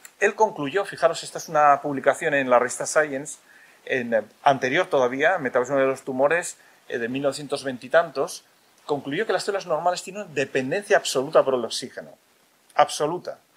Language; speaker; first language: Spanish; native; Spanish